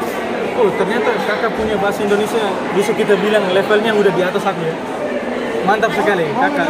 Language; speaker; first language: Indonesian; non-native, local second language; Tetum